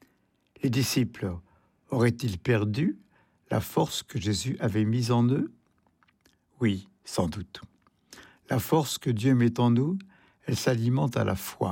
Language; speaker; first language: French; native; French